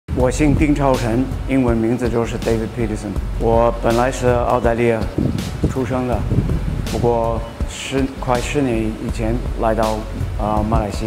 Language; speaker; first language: Chinese; non-native, fluent; English